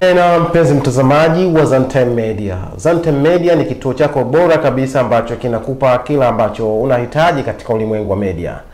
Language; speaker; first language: Swahili; native; Swahili